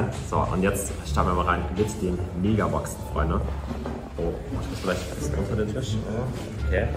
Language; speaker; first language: German; native; German